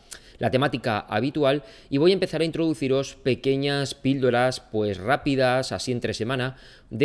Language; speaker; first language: Spanish; native; Spanish